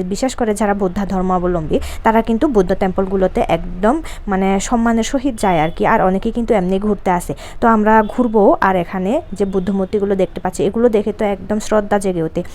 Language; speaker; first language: Bangla; non-native, local second language; Chakma